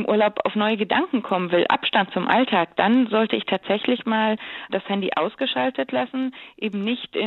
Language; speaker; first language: German; native; German